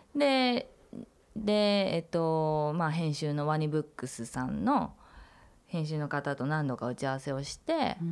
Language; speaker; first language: Japanese; native; Japanese